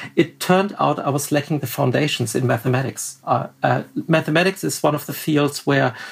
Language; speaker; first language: English; non-native, fluent; German